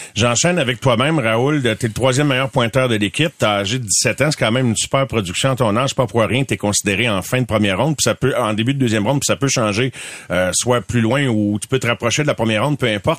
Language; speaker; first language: French; native; French